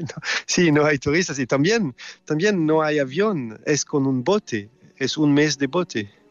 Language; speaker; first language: Spanish; non-native, fluent; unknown